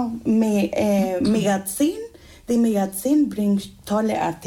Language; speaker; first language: German; non-native, fluent; Spanish